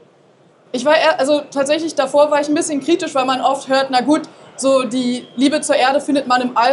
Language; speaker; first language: German; native; German